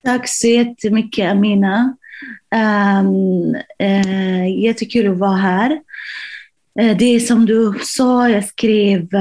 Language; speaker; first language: Swedish; non-native, fluent; Arabic